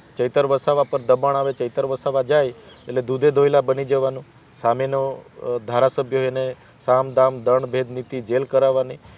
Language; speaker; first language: Gujarati; non-native, local second language; Vasavi